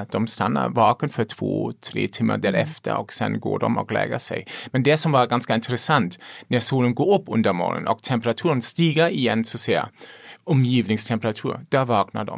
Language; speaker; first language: Swedish; non-native, fluent; German